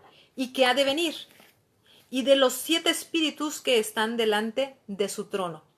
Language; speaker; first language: Spanish; native; Spanish